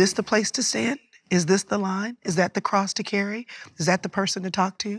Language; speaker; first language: English; native; English